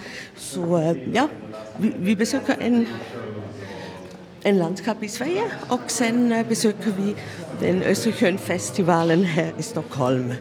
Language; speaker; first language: Swedish; non-native, learner; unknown